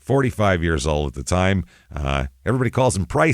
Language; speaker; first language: English; native; English